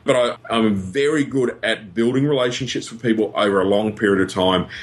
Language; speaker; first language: English; native; English